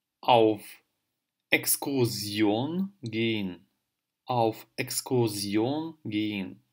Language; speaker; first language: German; non-native, fluent; Russian